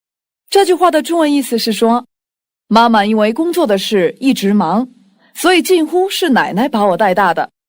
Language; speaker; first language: Chinese; non-native, fluent; Korean